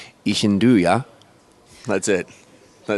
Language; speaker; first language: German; non-native, learner; English